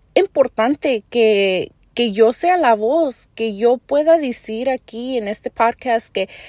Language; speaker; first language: Spanish; early bilingual, heritage; Spanish